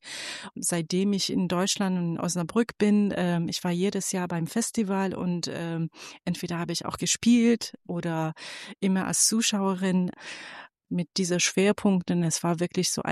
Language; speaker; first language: German; non-native, fluent; Persian